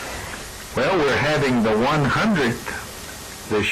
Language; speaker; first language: English; native; English